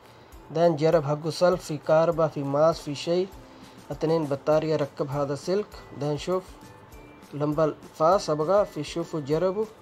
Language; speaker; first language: Arabic; non-native, learner; Urdu